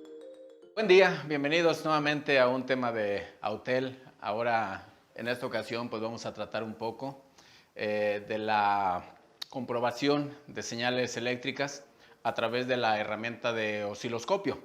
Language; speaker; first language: Spanish; native; Spanish